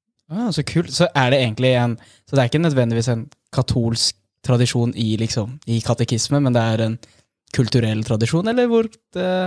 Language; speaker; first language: Norwegian; native; Norwegian